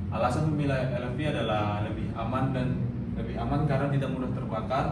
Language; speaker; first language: Indonesian; native; Indonesian